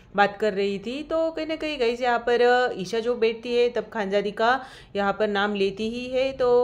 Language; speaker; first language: Hindi; native; Hindi